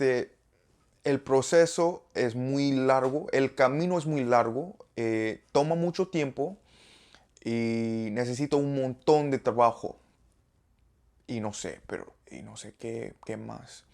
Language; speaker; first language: Spanish; non-native, learner; English